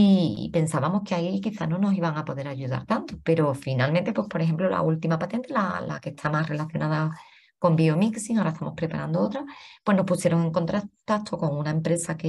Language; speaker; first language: Spanish; native; Spanish